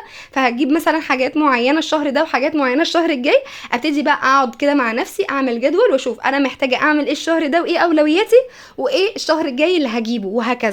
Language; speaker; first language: Arabic; native; Arabic